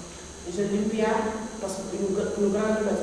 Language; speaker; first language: French; non-native, learner; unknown